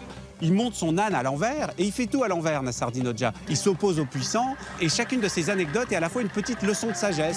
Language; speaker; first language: French; native; French